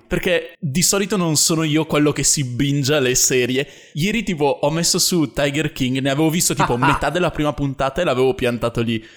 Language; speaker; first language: Italian; native; Italian